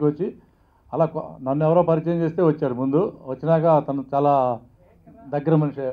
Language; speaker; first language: Telugu; native; Telugu